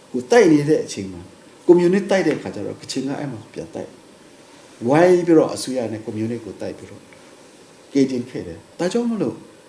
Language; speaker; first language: Burmese; non-native, local second language; Kachin